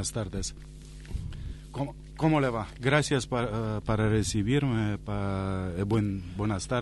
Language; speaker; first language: Spanish; non-native, fluent; Romanian